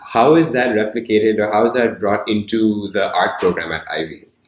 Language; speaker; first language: English; non-native, local second language; Urdu